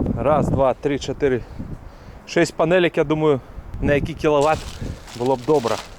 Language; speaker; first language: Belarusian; native; Belarusian